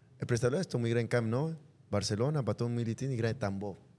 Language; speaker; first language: Russian; non-native, learner; Spanish